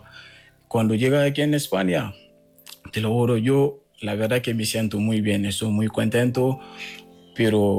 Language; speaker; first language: Spanish; non-native, learner; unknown